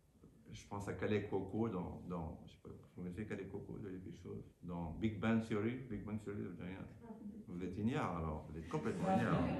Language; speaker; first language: French; native; French